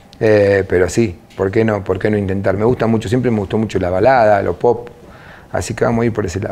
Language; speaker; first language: Spanish; native; Spanish